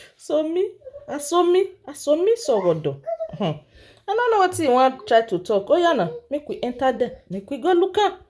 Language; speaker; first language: Nigerian Pidgin; non-native, local second language; Yoruba